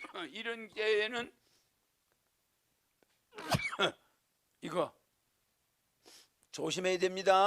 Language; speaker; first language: Korean; native; Korean